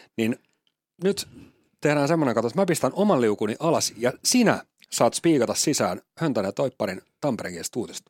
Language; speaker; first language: Finnish; native; Finnish